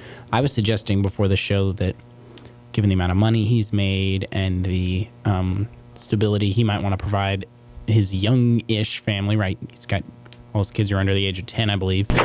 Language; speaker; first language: English; native; English